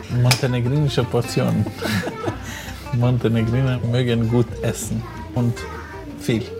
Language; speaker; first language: German; non-native, learner; Albanian